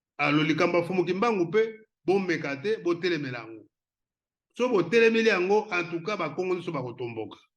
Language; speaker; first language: Lingala; non-native, local second language; Kongo